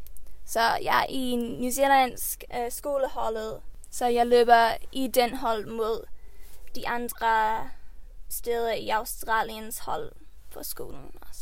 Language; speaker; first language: Danish; early bilingual, heritage; Swedish